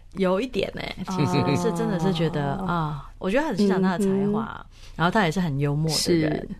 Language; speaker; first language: Chinese; non-native, fluent; Cantonese